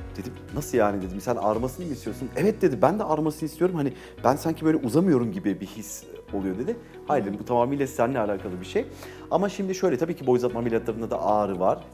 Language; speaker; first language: Turkish; early bilingual, heritage; Turkish